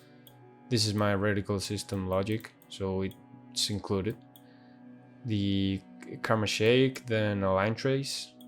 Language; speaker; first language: English; non-native, fluent; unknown